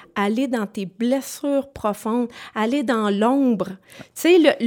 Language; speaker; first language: French; native; French